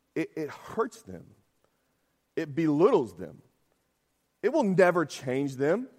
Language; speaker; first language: English; native; English